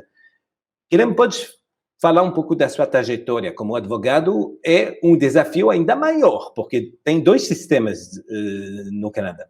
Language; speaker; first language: Portuguese; non-native, fluent; French